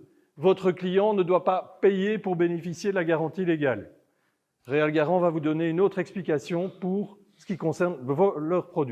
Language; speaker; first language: French; native; French